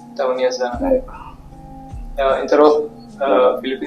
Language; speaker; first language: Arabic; non-native, learner; Bangla